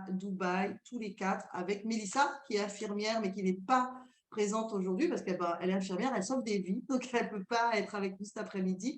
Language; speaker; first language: French; native; French